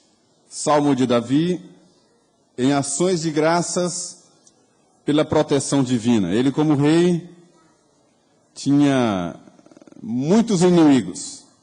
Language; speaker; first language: Portuguese; native; Portuguese